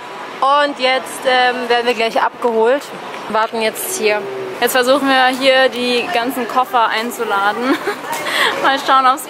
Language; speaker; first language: German; native; German